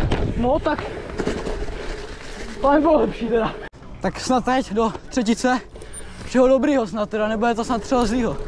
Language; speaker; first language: Czech; native; Czech